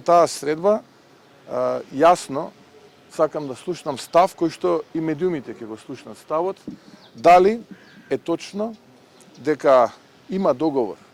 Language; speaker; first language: Macedonian; native; Macedonian